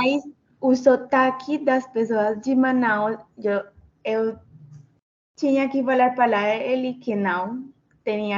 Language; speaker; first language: Portuguese; non-native, learner; Spanish